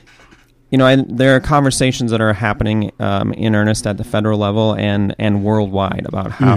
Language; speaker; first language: English; native; English